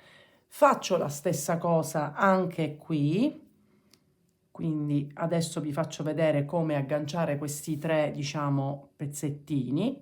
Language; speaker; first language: Italian; native; Italian